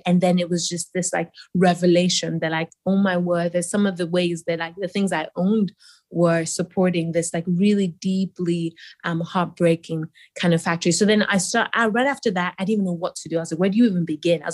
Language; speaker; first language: English; non-native, local second language; Yoruba